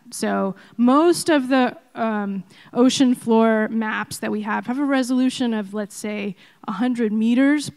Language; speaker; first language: English; native; English